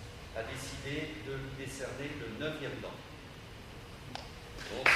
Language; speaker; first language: French; native; French